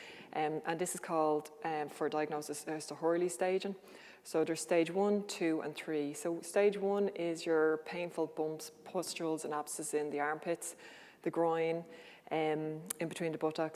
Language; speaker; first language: English; native; English